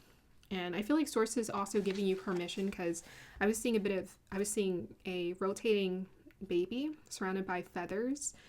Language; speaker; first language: English; native; English